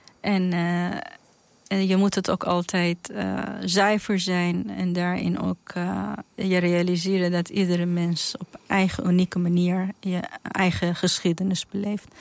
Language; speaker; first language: Dutch; non-native, fluent; Persian